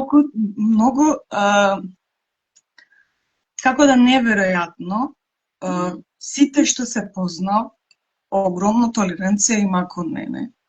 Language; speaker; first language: Macedonian; non-native, local second language; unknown